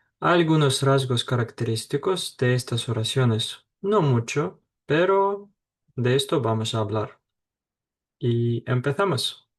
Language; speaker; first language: Spanish; non-native, fluent; Ukrainian